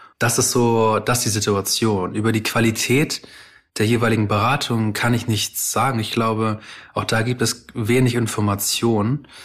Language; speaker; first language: German; early bilingual, other home language; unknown